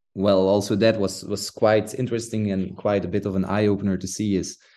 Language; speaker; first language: English; non-native, fluent; Dutch